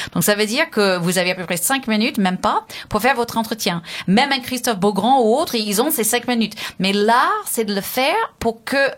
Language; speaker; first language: French; non-native, fluent; English